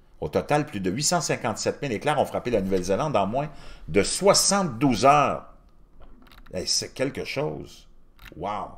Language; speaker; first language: French; native; French